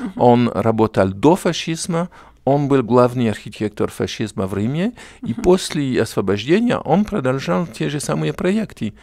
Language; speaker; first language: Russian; non-native, fluent; French